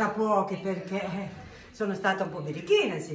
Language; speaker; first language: Italian; native; Italian